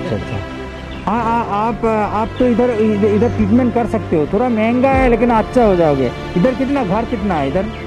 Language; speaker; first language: Hindi; non-native, local second language; Bangla